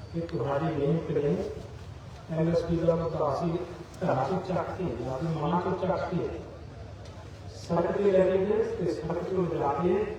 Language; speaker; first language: Hindi; non-native, local second language; Punjabi